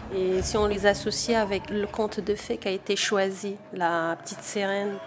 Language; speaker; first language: French; non-native, local second language; Arabic